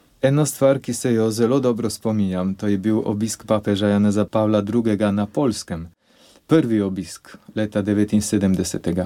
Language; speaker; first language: Slovenian; non-native, fluent; Polish